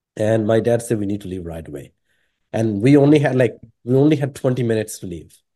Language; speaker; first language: English; non-native, local second language; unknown